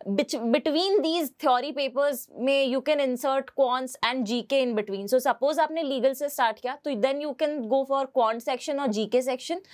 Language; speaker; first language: Hindi; native; Hindi